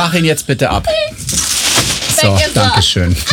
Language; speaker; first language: German; native; German